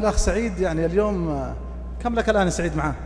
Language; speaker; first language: Arabic; native; Arabic